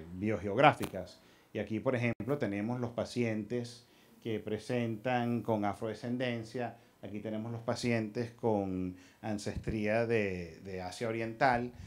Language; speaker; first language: Spanish; early bilingual, heritage; Spanish